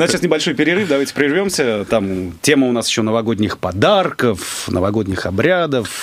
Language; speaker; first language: Russian; native; Russian